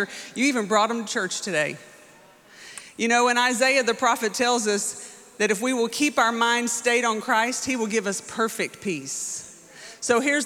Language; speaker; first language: English; native; English